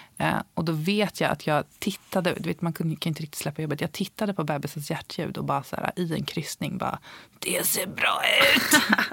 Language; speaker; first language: Swedish; native; Swedish